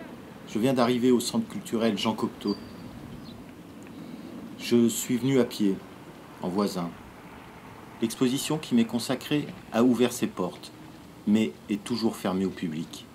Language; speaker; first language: French; native; French